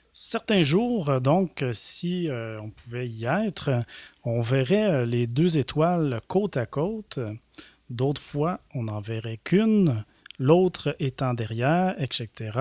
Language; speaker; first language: French; native; French